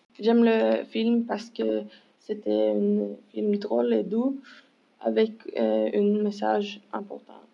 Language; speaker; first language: French; non-native, learner; English